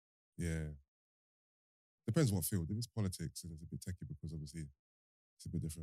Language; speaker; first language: English; native; English